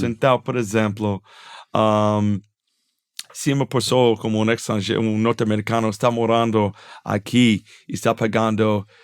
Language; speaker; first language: Portuguese; non-native, fluent; English